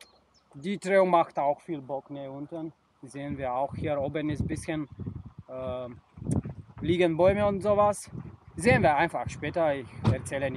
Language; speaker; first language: German; non-native, learner; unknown